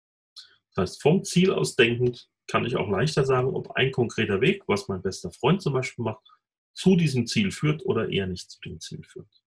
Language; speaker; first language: German; native; German